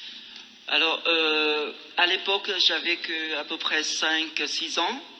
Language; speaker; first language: French; non-native, fluent; Khmer